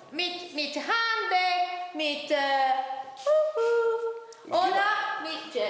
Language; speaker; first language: German; non-native, learner; Italian